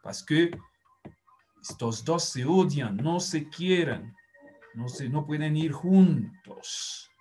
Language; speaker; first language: Spanish; non-native, fluent; French